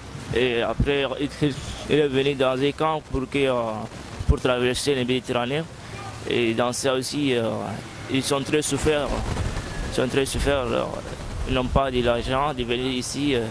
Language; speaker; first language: French; non-native, fluent; Arabic